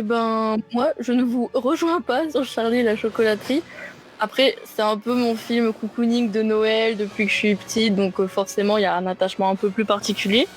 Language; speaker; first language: French; native; French